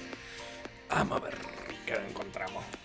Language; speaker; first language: Spanish; native; Spanish